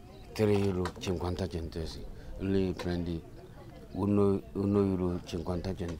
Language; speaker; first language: Italian; non-native, learner; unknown